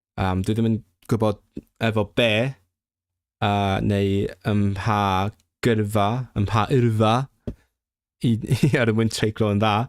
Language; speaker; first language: Welsh; non-native, learner; English